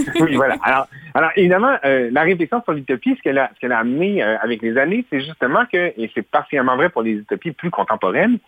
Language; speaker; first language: French; native; French